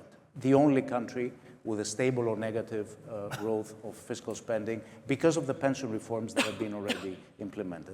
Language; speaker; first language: English; non-native, local second language; Greek